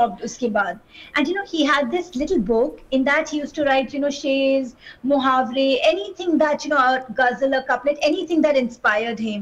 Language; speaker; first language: English; non-native, local second language; Hindi